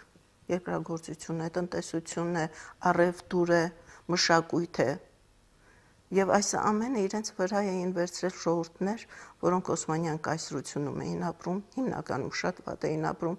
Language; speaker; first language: Armenian; native; Armenian